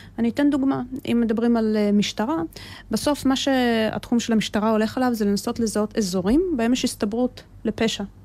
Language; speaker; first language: Hebrew; early bilingual, other home language; Russian